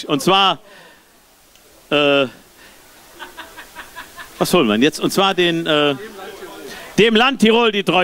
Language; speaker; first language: German; native; German